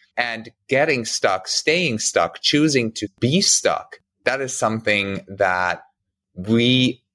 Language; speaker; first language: English; non-native, fluent; German